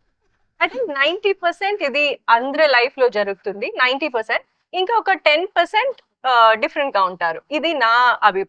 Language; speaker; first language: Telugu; early bilingual, heritage; Kannada